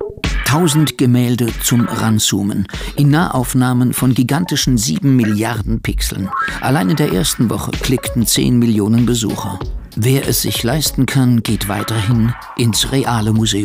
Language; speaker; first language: German; native; German